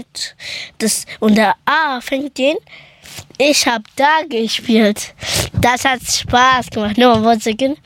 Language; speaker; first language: German; early bilingual, other home language; Persian